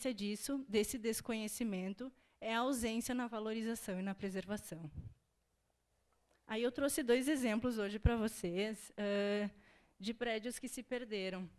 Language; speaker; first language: Portuguese; native; Portuguese